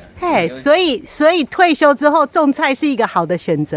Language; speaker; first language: Chinese; native; Chinese